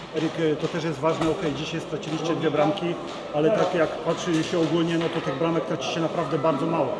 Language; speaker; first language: Polish; native; Polish